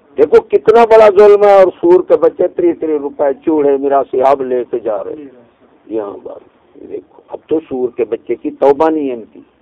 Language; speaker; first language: Urdu; non-native, local second language; Punjabi